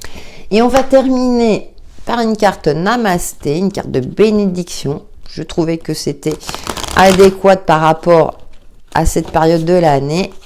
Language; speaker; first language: French; native; French